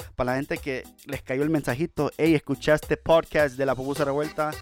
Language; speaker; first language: Spanish; early bilingual, heritage; Spanish